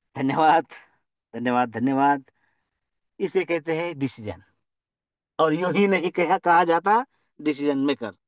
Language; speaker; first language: Hindi; non-native, local second language; Marathi